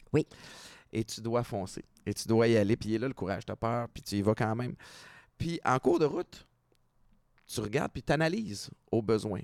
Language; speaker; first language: French; native; French